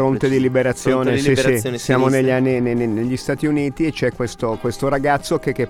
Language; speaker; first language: Italian; native; Italian